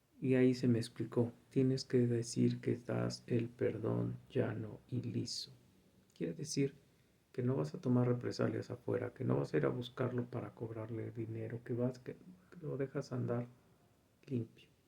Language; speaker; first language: Spanish; native; Spanish